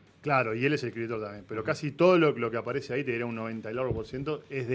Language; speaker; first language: Spanish; native; Spanish